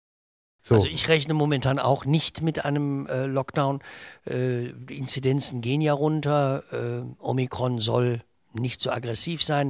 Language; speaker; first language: German; native; German